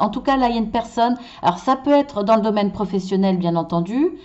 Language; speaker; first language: French; native; French